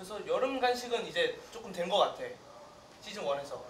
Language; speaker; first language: Korean; native; Korean